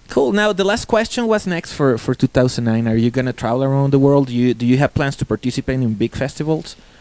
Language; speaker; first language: English; non-native, fluent; Spanish